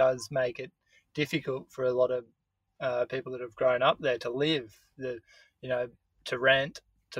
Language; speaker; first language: English; native; English